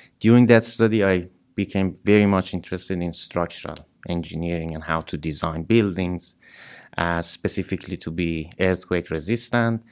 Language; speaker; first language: English; non-native, fluent; Persian